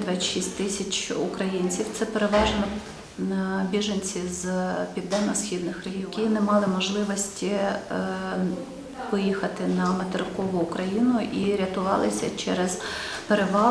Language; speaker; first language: Ukrainian; native; Ukrainian